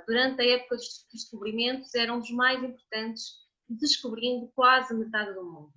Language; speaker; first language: Portuguese; native; Portuguese